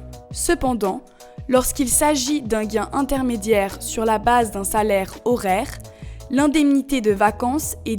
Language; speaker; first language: French; native; French